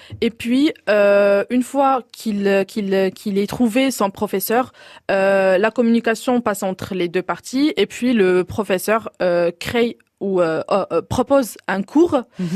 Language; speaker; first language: French; non-native, local second language; Arabic